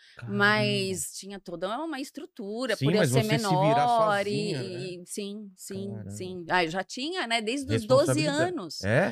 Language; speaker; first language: Portuguese; native; Portuguese